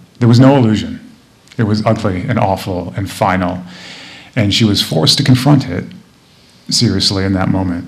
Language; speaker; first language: English; native; English